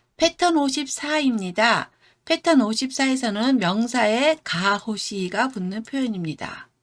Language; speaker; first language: Korean; native; Korean